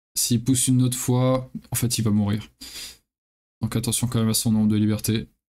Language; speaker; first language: French; native; French